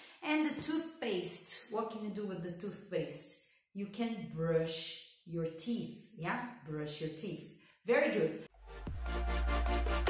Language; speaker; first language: English; non-native, fluent; Portuguese